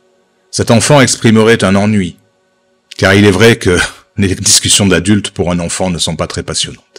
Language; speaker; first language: French; native; French